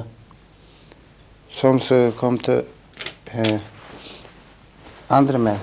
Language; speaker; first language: Dutch; non-native, learner; Turkish